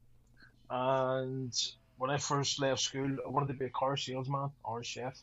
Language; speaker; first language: English; native; English